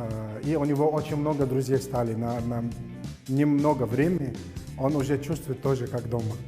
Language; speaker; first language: Russian; non-native, learner; Arabic